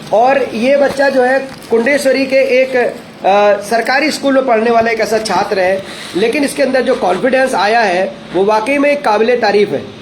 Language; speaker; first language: Hindi; native; Hindi